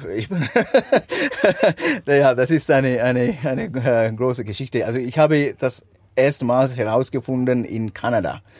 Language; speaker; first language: German; non-native, fluent; Sinhala